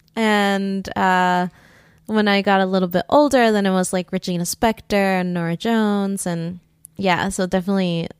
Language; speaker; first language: English; early bilingual, other home language; Spanish